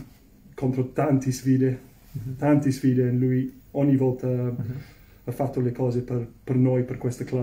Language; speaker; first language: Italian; non-native, learner; English